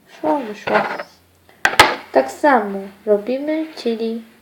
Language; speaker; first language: Polish; early bilingual, other home language; Ukrainian